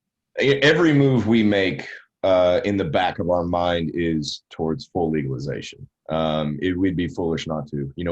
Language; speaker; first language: English; native; English